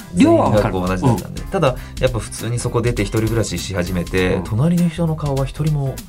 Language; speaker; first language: Japanese; native; Japanese